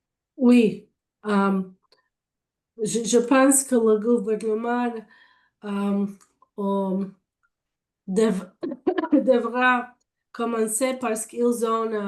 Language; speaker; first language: French; non-native, learner; English